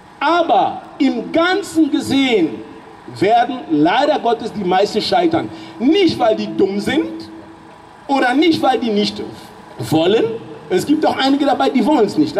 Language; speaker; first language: German; early bilingual, other home language; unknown